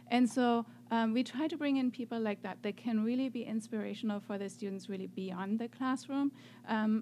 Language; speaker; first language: English; non-native, fluent; German